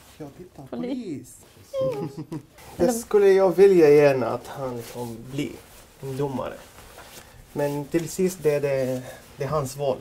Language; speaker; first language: Swedish; non-native, learner; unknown